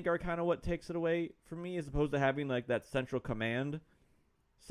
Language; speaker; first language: English; native; English